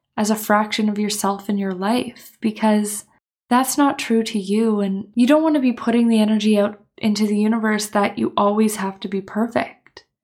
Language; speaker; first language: English; native; English